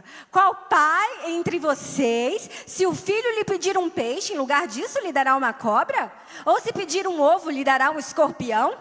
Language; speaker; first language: Portuguese; native; Portuguese